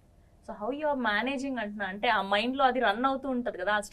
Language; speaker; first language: Telugu; native; Telugu